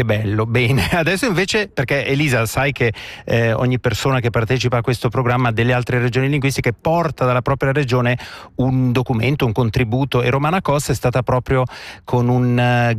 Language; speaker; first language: Italian; native; Italian